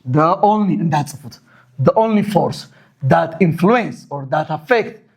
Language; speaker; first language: English; non-native, local second language; Amharic